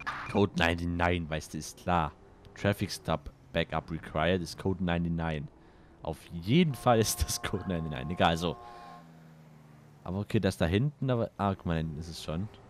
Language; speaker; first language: German; native; German